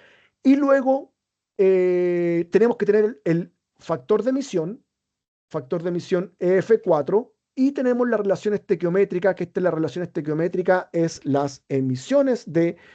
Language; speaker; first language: Spanish; native; Spanish